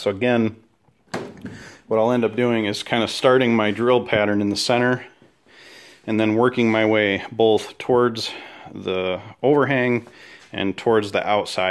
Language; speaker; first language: English; native; English